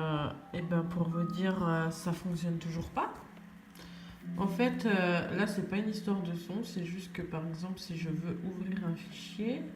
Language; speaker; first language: French; native; French